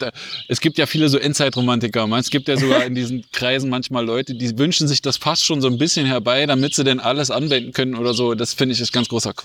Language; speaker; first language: German; native; German